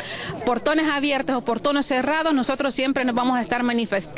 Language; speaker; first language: Spanish; native; Spanish